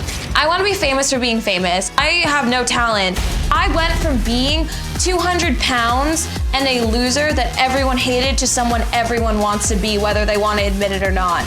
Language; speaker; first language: English; native; English